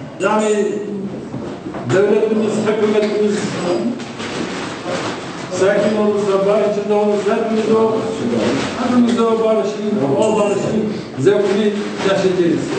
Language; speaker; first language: Turkish; non-native, local second language; Aramaic